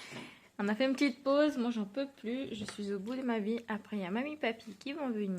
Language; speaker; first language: French; native; French